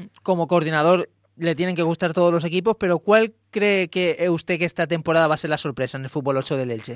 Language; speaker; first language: Spanish; native; Spanish